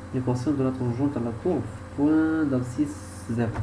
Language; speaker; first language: French; non-native, local second language; Arabic